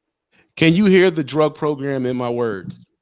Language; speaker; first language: English; native; English